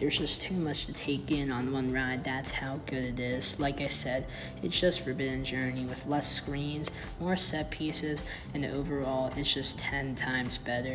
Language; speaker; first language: English; native; English